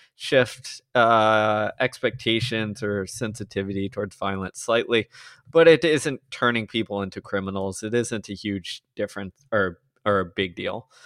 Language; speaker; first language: English; native; English